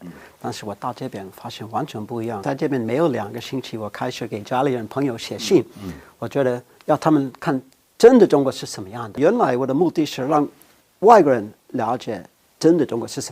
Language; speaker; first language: Chinese; non-native, fluent; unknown